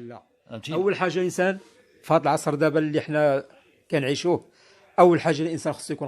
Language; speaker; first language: Arabic; native; Arabic